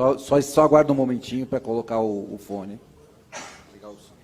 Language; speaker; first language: Portuguese; native; Portuguese